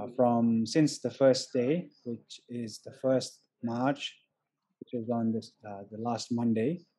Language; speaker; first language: English; non-native, fluent; Thai